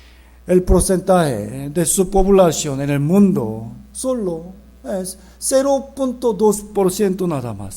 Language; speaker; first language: Spanish; non-native, fluent; Korean